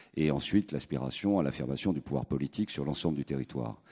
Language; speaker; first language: French; native; French